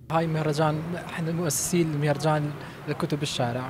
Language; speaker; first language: Arabic; non-native, local second language; Kurdish